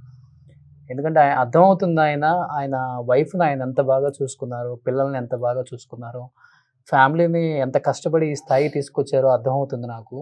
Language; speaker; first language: Telugu; native; Telugu